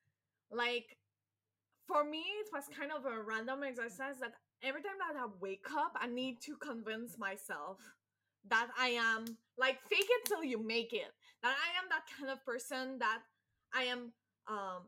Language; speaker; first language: English; non-native, fluent; French